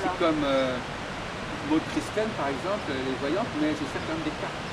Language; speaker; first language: French; native; French